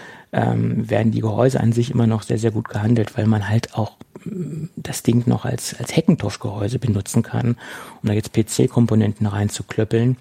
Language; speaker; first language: German; native; German